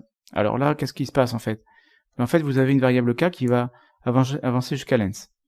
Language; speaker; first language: French; native; French